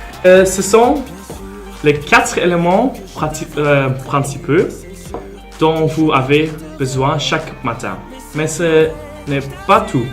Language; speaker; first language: French; non-native, local second language; Persian